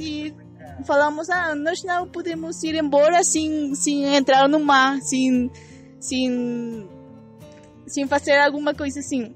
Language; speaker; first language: Portuguese; non-native, learner; Spanish